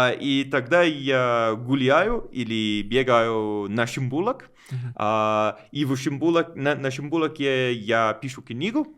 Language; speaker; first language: Russian; non-native, learner; English